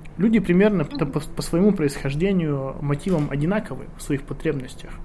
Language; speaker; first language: Russian; native; Russian